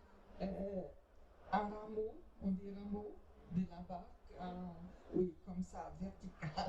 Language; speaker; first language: French; non-native, fluent; Portuguese